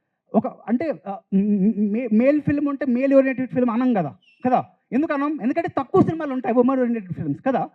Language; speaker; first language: Telugu; native; Telugu